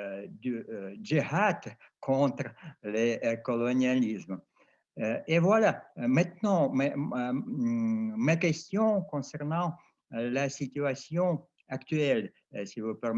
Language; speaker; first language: French; non-native, fluent; Russian